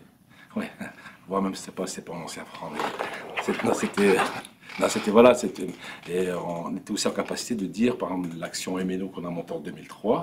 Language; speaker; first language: French; native; French